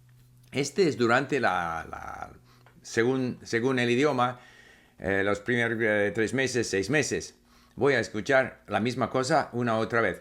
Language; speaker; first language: Spanish; non-native, fluent; English